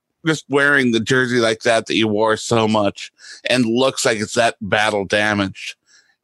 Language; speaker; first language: English; native; English